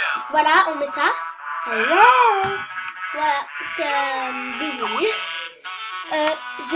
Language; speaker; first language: French; native; French